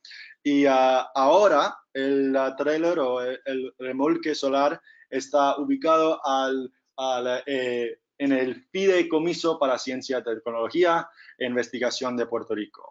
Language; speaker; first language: Spanish; non-native, fluent; English